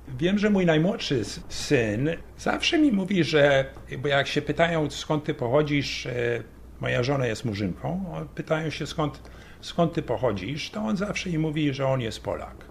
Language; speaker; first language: Polish; early bilingual, heritage; Polish